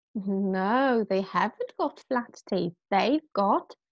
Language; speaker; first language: English; non-native, fluent; Polish